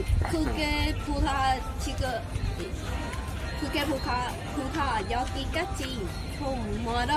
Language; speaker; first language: Korean; non-native, learner; Vietnamese